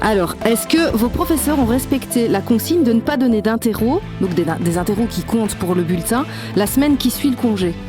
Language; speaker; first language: French; native; French